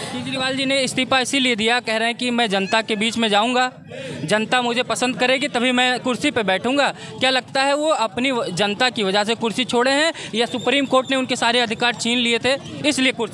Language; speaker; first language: Hindi; native; Hindi